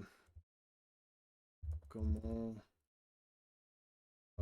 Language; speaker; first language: French; non-native, learner; Russian